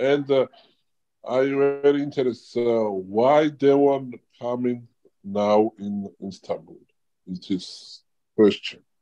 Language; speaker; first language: English; non-native, learner; Georgian